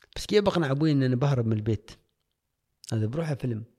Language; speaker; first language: Arabic; native; Arabic